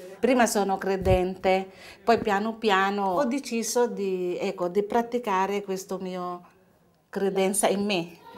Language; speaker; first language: Italian; non-native, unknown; Filipino